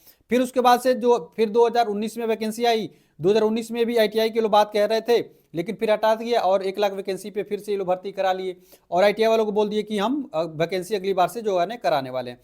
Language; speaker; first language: Hindi; native; Hindi